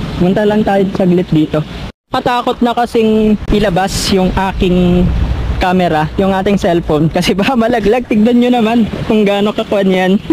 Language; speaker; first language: Filipino; non-native, local second language; Iloko